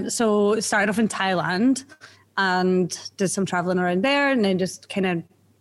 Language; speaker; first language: English; native; English